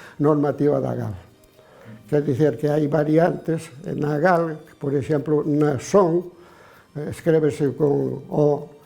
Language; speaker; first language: Galician; native; Galician